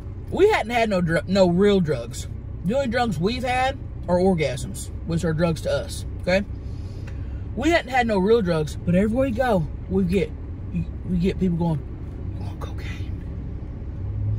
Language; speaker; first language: English; native; English